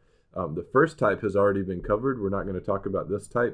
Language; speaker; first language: English; native; English